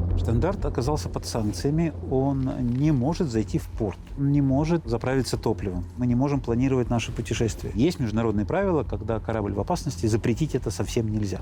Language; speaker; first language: Russian; native; Russian